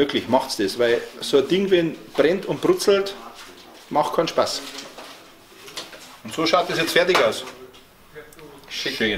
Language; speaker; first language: German; native; German